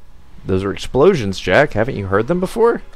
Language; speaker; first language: English; native; English